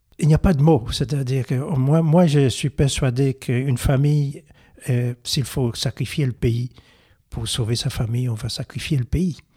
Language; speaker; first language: French; non-native, local second language; Haitian Creole